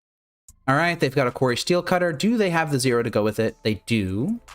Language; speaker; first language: English; native; English